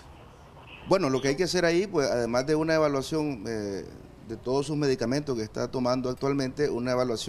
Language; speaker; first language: Spanish; native; Spanish